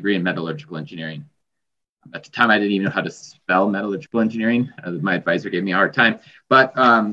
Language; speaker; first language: English; native; English